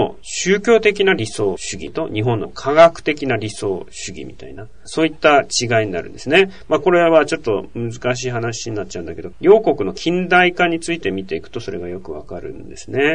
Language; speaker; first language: Japanese; native; Japanese